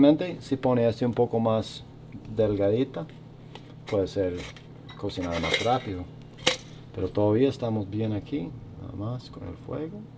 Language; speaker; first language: Spanish; non-native, learner; English